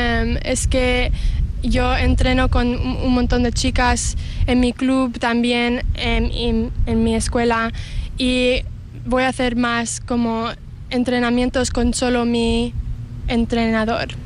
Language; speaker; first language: Spanish; early bilingual, heritage; English